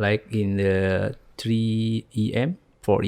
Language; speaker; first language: English; non-native, learner; Indonesian